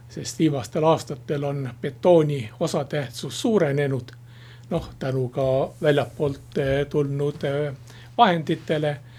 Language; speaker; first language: Estonian; native; Estonian